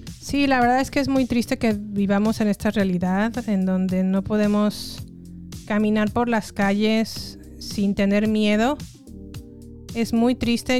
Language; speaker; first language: Spanish; native; Spanish